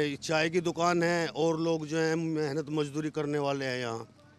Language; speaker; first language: Hindi; native; Hindi